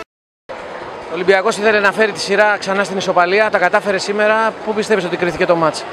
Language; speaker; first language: Greek; native; Greek